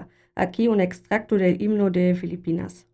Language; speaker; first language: Spanish; non-native, learner; German